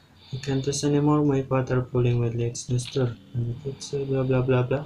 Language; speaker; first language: English; non-native, learner; Indonesian